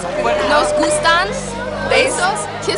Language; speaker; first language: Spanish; non-native, learner; English